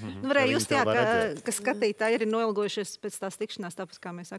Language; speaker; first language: Latvian; native; Latvian